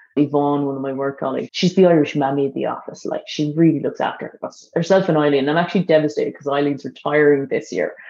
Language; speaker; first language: English; native; English